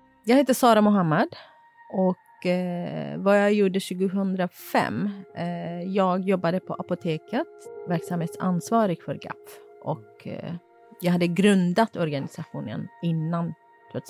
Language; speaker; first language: Swedish; non-native, fluent; Kurdish